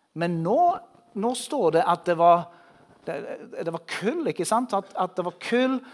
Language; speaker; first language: Norwegian; non-native, fluent; English